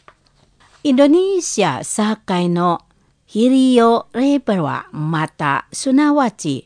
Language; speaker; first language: Japanese; non-native, fluent; Indonesian